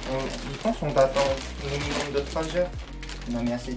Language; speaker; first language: French; non-native, learner; Korean